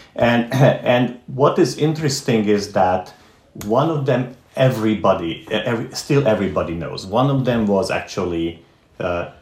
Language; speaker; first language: English; non-native, fluent; Romanian